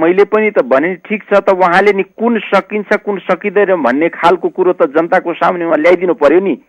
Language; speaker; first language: Nepali; non-native, local second language; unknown